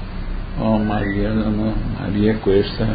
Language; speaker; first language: Italian; early bilingual, heritage; Portuguese